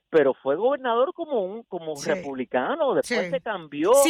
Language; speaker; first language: Spanish; early bilingual, heritage; Spanish